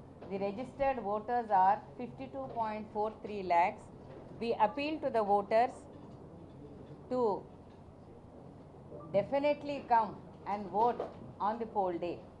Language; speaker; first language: English; non-native, local second language; Telugu